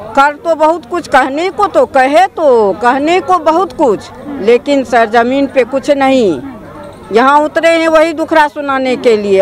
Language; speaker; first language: Hindi; native; Hindi